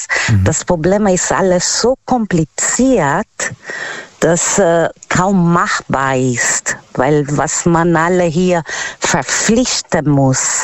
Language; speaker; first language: German; non-native, learner; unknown